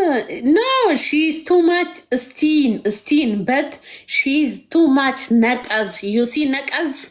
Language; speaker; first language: English; non-native, learner; Amharic